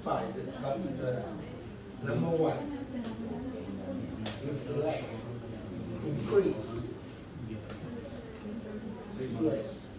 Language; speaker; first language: English; non-native, learner; Chinese